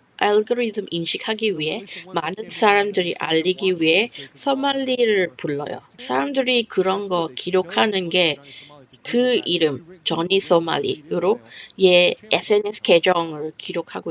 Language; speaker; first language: Korean; non-native, fluent; English